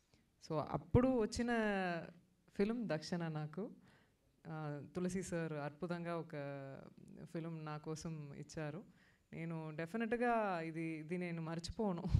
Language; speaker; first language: Telugu; non-native, fluent; Tamil